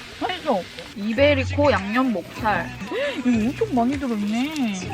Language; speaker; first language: Korean; native; Korean